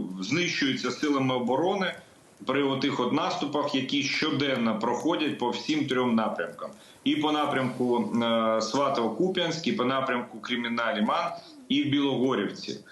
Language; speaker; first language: Ukrainian; native; Ukrainian